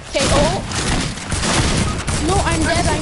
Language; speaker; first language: English; non-native, learner; French